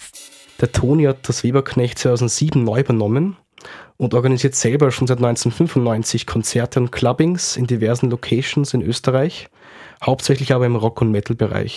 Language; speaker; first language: German; native; German